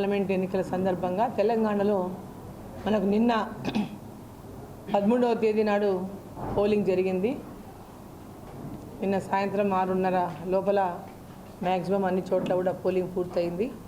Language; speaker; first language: Telugu; native; Telugu